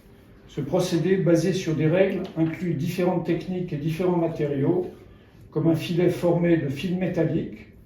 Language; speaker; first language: French; native; French